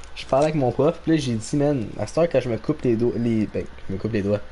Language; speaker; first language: French; native; French